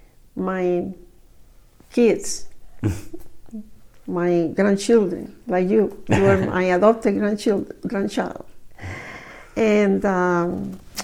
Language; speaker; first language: English; non-native, fluent; Spanish